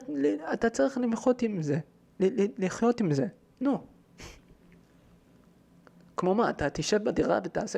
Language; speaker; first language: Hebrew; early bilingual, heritage; Hebrew